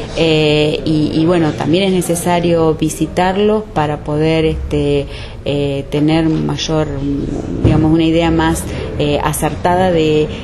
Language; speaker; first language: Spanish; native; Spanish